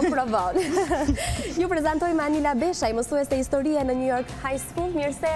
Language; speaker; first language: Albanian; native; Albanian